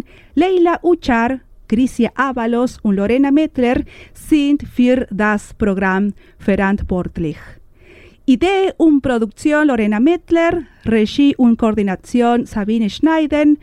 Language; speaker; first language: German; non-native, learner; Spanish